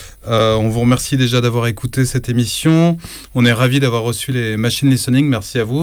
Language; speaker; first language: French; native; French